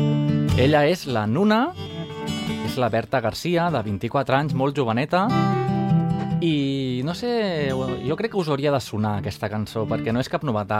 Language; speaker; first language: Catalan; native; Catalan